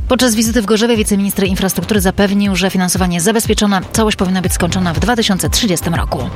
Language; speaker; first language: Polish; native; Polish